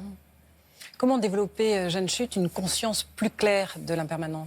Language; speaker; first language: French; native; French